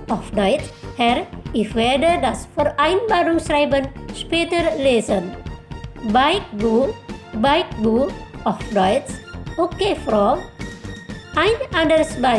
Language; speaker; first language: German; non-native, fluent; Indonesian